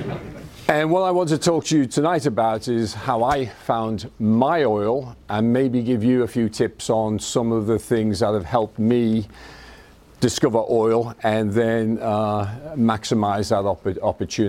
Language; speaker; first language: English; native; English